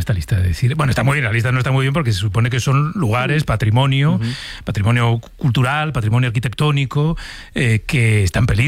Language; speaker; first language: Spanish; native; Spanish